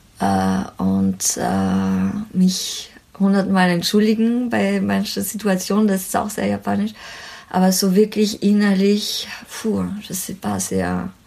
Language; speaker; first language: German; non-native, fluent; French